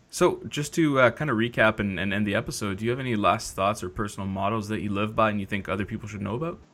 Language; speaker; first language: English; native; English